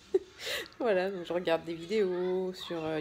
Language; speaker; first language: French; native; French